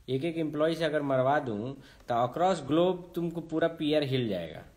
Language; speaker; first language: Hindi; native; Hindi